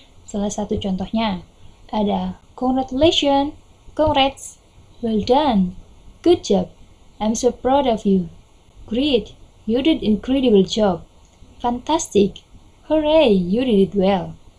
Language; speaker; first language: English; non-native, learner; Indonesian